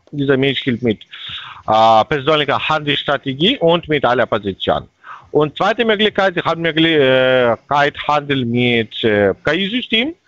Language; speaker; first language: German; non-native, learner; Bulgarian